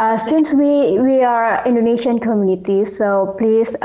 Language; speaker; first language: English; non-native, learner; Indonesian